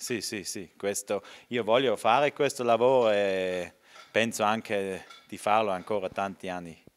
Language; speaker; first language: Italian; non-native, local second language; German